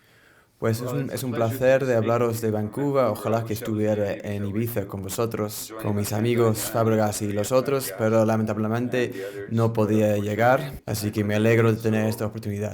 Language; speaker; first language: Spanish; non-native, fluent; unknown